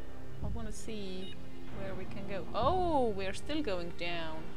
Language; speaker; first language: English; non-native, fluent; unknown